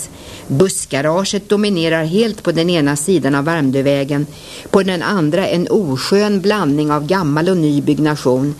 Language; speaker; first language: Swedish; native; Swedish